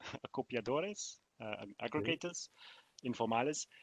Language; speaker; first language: Spanish; non-native, learner; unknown